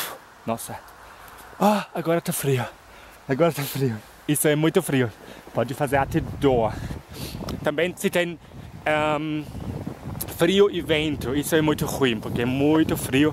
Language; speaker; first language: Portuguese; non-native, fluent; German